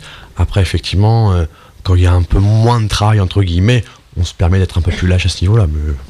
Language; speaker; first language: French; native; French